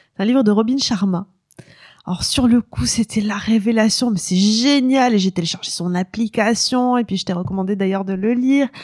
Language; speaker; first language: French; non-native, local second language; Arabic